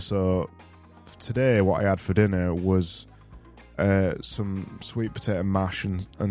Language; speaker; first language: English; native; English